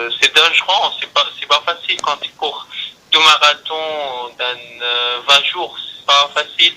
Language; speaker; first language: French; non-native, learner; Arabic